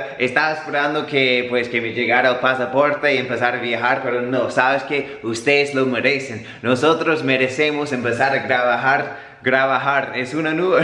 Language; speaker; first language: Spanish; native; Spanish